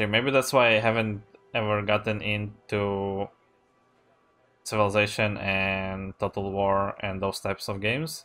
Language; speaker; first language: English; non-native, fluent; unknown